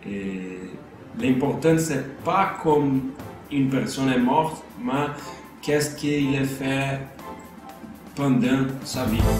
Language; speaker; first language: French; non-native, learner; Portuguese